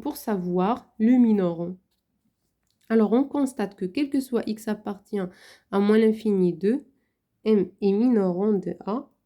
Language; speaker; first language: French; non-native, local second language; Arabic